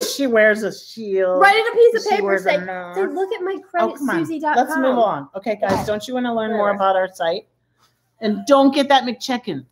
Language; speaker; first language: English; native; English